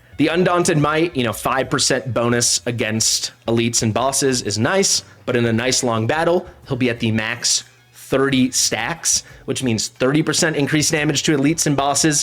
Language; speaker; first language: English; native; English